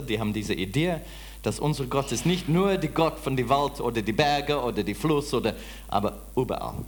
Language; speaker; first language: German; non-native, fluent; English